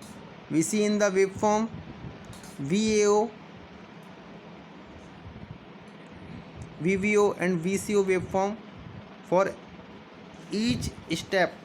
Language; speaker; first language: English; non-native, local second language; Hindi